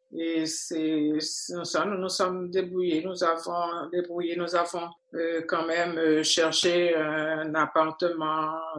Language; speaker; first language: French; non-native, local second language; Haitian Creole